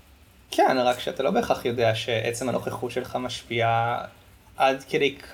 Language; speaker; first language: Hebrew; native; Hebrew